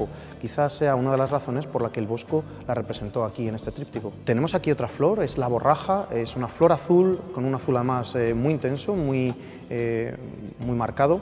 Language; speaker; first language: Spanish; native; Spanish